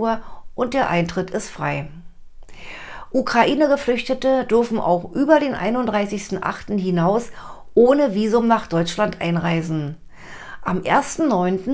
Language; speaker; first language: German; native; German